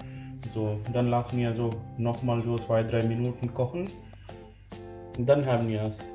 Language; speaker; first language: German; non-native, fluent; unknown